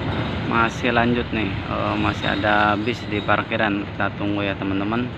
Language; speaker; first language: Indonesian; native; Indonesian